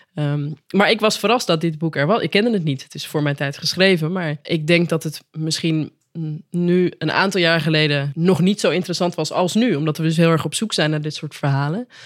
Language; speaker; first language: Dutch; native; Dutch